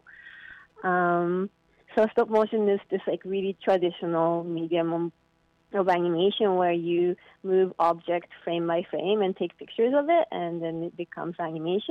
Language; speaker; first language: English; non-native, fluent; Japanese